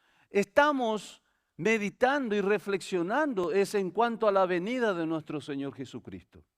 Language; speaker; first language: Spanish; native; Spanish